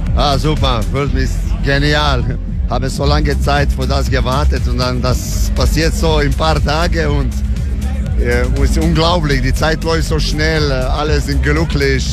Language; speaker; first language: German; non-native, learner; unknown